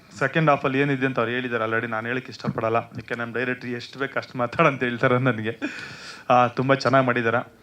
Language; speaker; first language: Kannada; native; Kannada